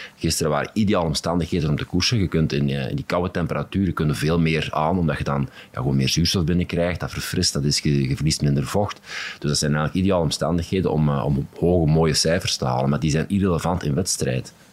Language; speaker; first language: Dutch; native; Dutch